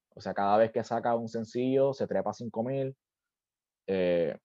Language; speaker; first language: Spanish; native; Spanish